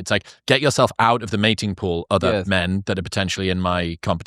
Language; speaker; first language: English; native; English